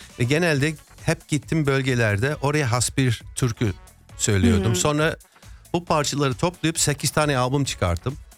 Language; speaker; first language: Turkish; non-native, fluent; English